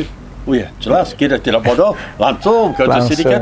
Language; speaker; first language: Indonesian; non-native, learner; English